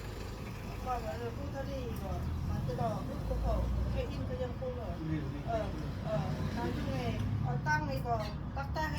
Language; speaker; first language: Korean; non-native, learner; Lao